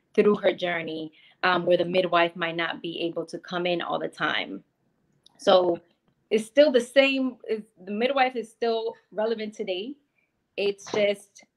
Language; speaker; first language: English; native; English